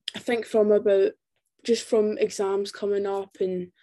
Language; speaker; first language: English; native; English